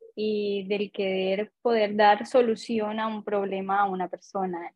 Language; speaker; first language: Spanish; native; Spanish